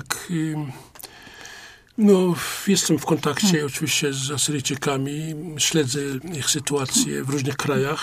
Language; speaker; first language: Polish; non-native, fluent; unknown